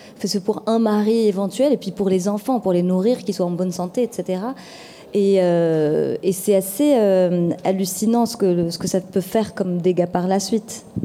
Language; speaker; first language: French; non-native, local second language; Arabic